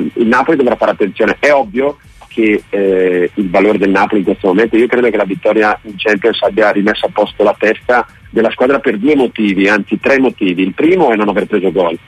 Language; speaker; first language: Italian; native; Italian